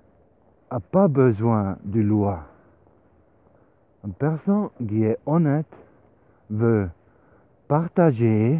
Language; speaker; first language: French; non-native, learner; Swiss German